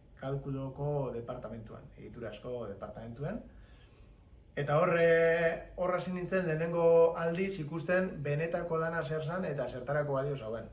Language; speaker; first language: Basque; native; Basque